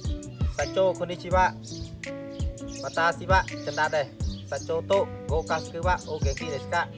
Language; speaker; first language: Japanese; non-native, learner; Khmer